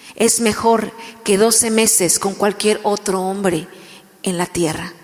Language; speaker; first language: Spanish; native; Spanish